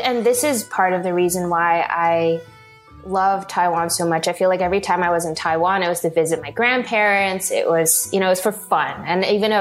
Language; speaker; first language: English; non-native, local second language; Cantonese